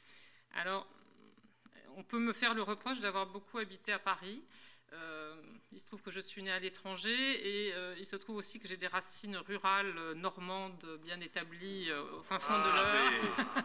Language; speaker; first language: French; native; French